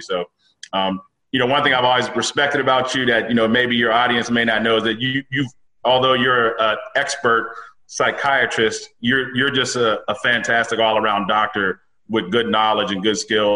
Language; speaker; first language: English; native; English